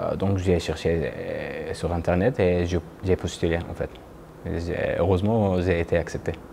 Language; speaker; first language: French; non-native, fluent; Arabic